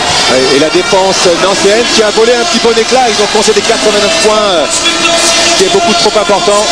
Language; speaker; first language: French; native; French